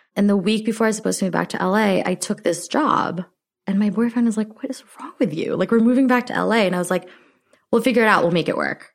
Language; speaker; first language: English; early bilingual, other home language; Filipino